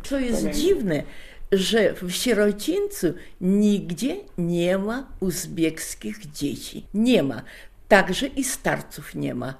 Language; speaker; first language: Polish; non-native, fluent; Russian